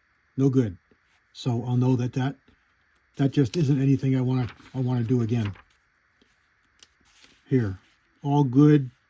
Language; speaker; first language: English; native; English